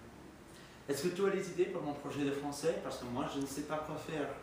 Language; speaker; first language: French; non-native, learner; English